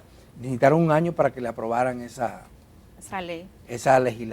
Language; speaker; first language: Spanish; native; Spanish